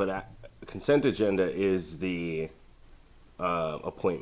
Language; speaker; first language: English; native; English